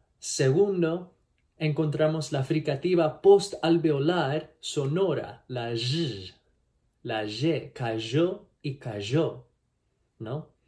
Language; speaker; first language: Spanish; non-native, learner; English